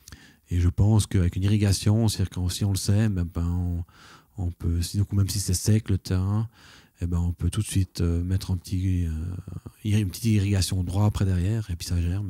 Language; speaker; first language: French; native; French